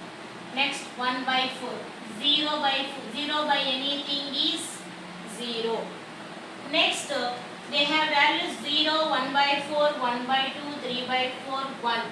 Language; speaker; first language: English; non-native, local second language; Telugu